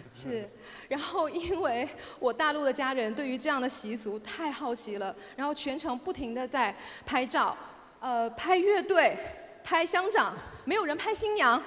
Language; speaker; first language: Chinese; native; Chinese